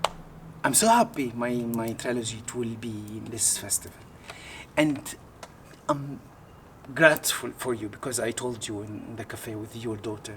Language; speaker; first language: English; non-native, learner; Arabic